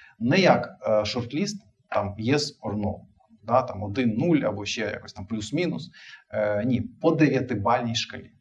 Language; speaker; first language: Ukrainian; non-native, local second language; Russian